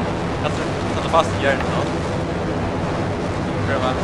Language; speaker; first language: Swedish; non-native, learner; Faroese